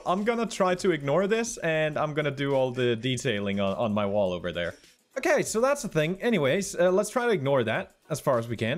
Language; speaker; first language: English; native; English